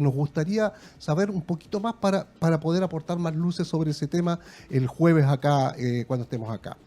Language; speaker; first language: Spanish; native; Spanish